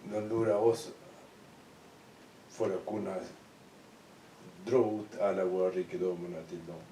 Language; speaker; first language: Swedish; non-native, learner; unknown